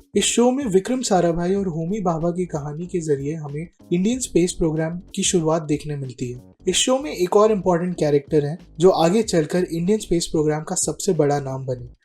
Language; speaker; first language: Hindi; native; Hindi